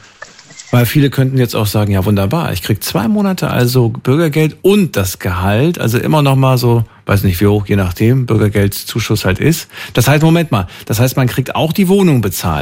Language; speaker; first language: German; native; German